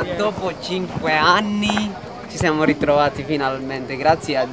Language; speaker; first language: Italian; non-native, learner; Somali